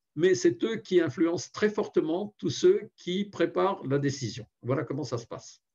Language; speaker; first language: French; native; French